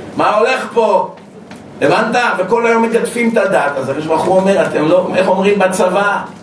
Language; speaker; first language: Hebrew; native; Hebrew